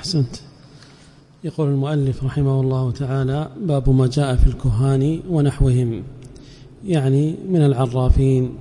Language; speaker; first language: Arabic; native; Arabic